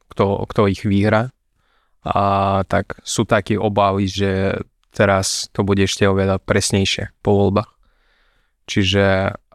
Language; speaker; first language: Slovak; non-native, fluent; Russian